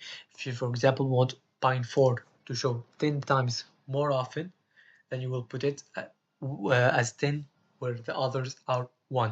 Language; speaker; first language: English; non-native, fluent; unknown